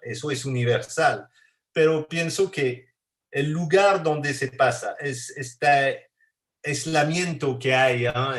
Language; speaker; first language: Spanish; non-native, fluent; French